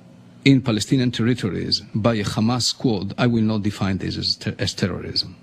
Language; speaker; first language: English; non-native, fluent; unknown